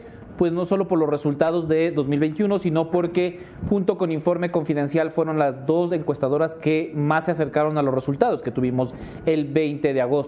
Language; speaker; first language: Spanish; native; Spanish